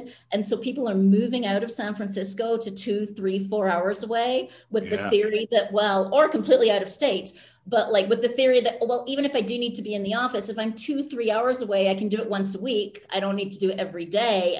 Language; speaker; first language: English; native; English